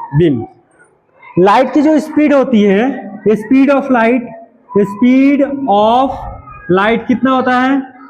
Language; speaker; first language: Hindi; native; Hindi